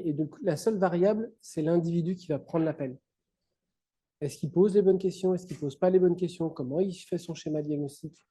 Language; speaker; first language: French; native; French